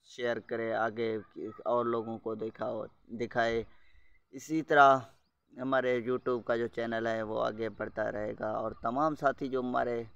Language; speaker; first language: Urdu; non-native, fluent; Saraiki